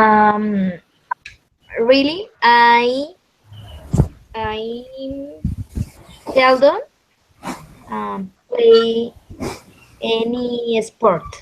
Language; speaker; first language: English; non-native, learner; Spanish